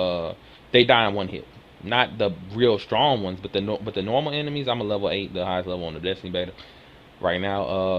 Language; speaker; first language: English; native; English